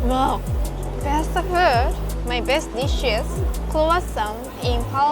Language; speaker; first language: English; non-native, learner; Japanese